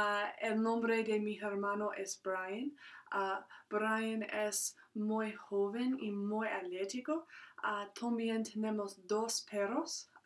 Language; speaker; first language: Spanish; non-native, learner; English